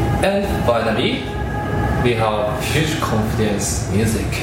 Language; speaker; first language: English; non-native, learner; Japanese